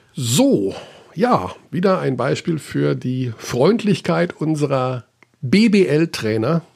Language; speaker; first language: German; native; German